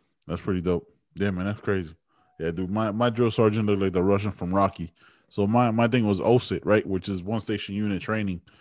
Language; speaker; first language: English; early bilingual, other home language; Spanish